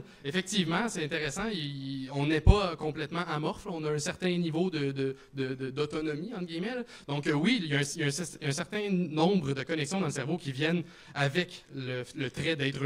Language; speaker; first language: French; native; French